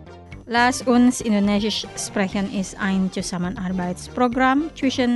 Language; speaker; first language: German; non-native, fluent; Indonesian